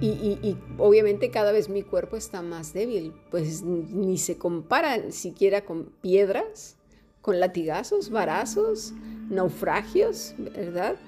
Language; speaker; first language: Spanish; native; Spanish